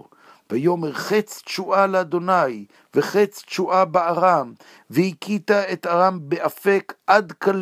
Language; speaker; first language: Hebrew; native; Hebrew